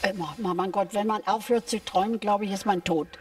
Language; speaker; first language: German; non-native, fluent; English